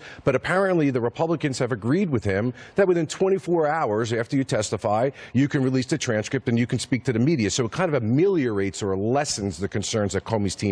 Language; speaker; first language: English; native; English